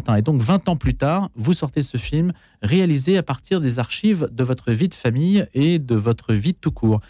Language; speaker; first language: French; native; French